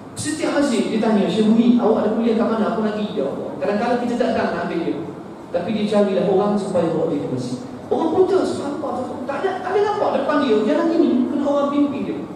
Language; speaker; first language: Malay; non-native, fluent; Arabic